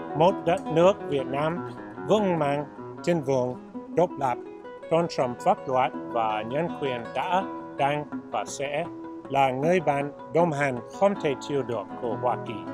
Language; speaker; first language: Vietnamese; non-native, learner; English